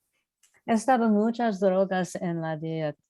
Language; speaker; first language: Spanish; non-native, learner; English